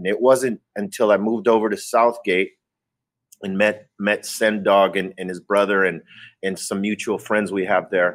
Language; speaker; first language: English; native; English